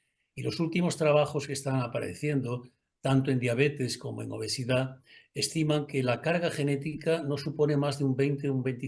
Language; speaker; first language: Spanish; native; Spanish